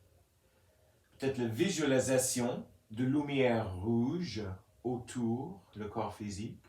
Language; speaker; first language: French; non-native, fluent; English